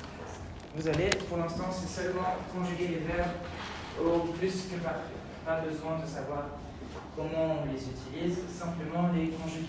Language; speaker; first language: French; non-native, fluent; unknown